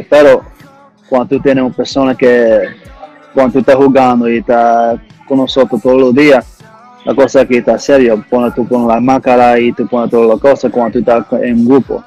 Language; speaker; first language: Spanish; early bilingual, heritage; English